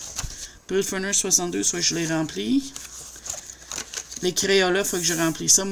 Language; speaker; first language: French; native; French